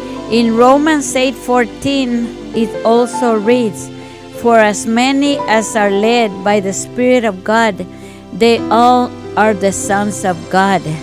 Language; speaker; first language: English; early bilingual, other home language; Spanish